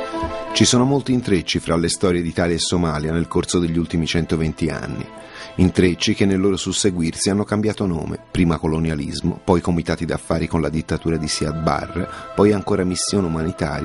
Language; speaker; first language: Italian; native; Italian